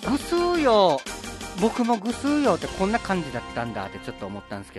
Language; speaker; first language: Japanese; native; Japanese